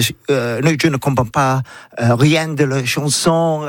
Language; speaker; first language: French; non-native, learner; English